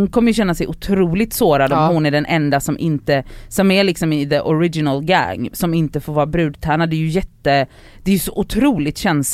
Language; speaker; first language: Swedish; native; Swedish